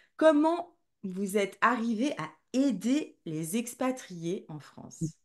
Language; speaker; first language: French; native; French